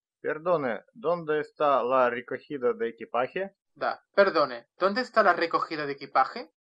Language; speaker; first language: Spanish; non-native, learner; Russian